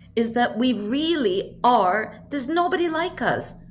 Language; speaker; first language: English; non-native, fluent; Norwegian